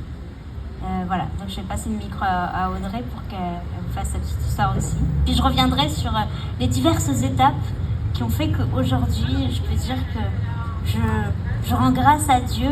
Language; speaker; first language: French; native; French